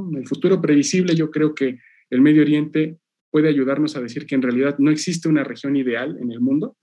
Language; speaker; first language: Spanish; native; Spanish